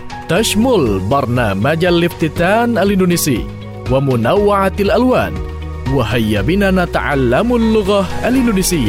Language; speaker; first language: Arabic; non-native, fluent; Indonesian